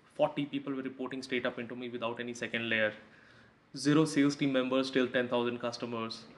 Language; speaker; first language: English; non-native, local second language; Hindi